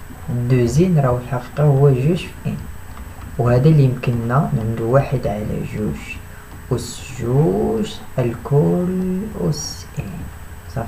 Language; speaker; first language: Arabic; native; Arabic